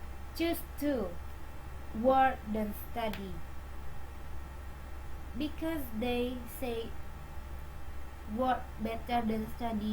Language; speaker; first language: English; non-native, learner; Indonesian